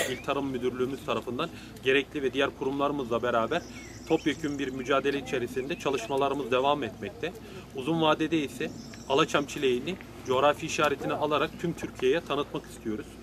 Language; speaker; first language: Turkish; native; Turkish